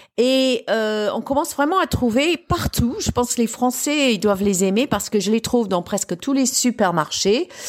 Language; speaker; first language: French; non-native, fluent; English